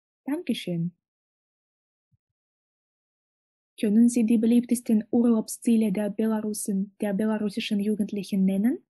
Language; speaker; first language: German; non-native, fluent; Russian